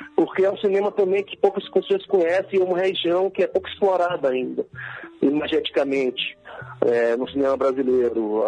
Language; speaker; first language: Portuguese; native; Portuguese